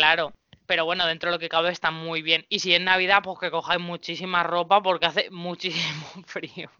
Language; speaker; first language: Spanish; native; Spanish